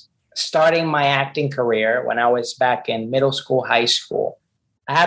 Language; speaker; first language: English; non-native, fluent; Spanish